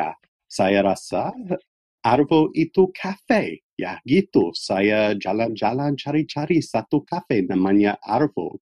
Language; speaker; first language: Indonesian; non-native, fluent; English